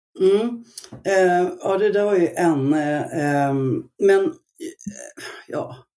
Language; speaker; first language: Swedish; early bilingual, other home language; Arabic